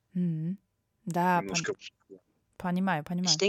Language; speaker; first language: Russian; non-native, learner; German